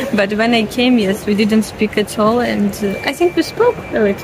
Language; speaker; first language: English; non-native, fluent; Russian